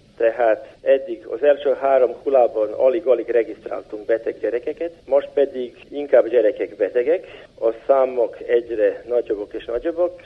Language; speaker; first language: Hungarian; non-native, local second language; Serbian